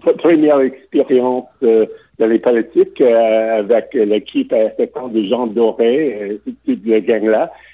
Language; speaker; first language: French; non-native, local second language; English